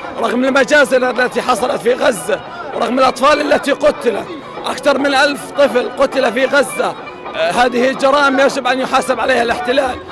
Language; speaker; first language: Arabic; native; Arabic